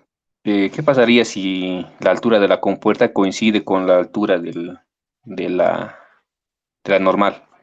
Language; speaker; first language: Spanish; native; Spanish